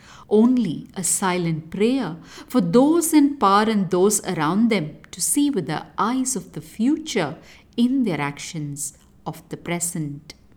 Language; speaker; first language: English; non-native, local second language; Tamil